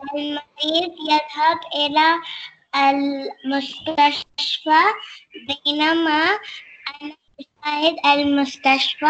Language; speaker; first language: Arabic; non-native, learner; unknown